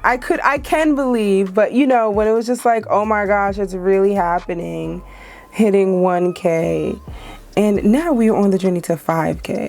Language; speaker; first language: English; native; English